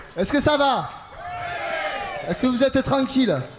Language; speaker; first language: French; native; French